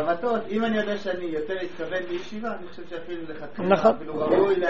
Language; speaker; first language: Hebrew; native; Hebrew